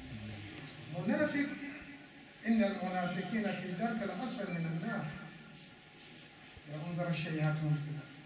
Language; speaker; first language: German; non-native, learner; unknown